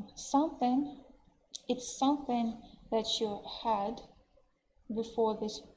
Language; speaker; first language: English; non-native, fluent; Russian